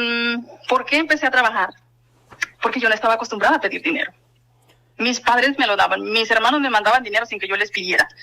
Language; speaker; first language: Spanish; native; Spanish